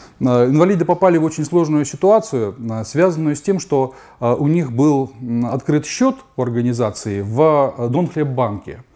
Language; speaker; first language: Russian; native; Russian